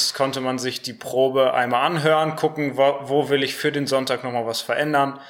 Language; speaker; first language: German; native; German